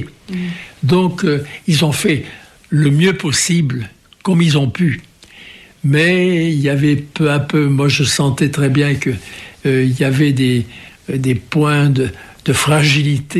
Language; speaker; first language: French; native; French